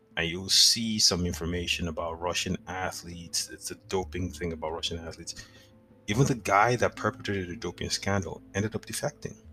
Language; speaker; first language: English; non-native, local second language; Yoruba